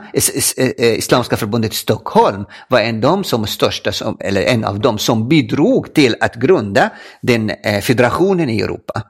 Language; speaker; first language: Swedish; non-native, fluent; Arabic